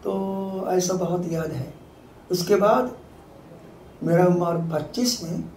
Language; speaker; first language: Hindi; non-native, fluent; Japanese